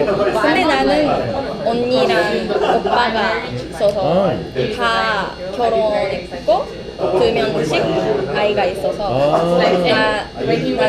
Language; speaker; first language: Korean; non-native, learner; Japanese